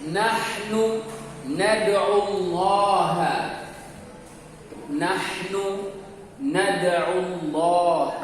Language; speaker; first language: Arabic; non-native, fluent; Indonesian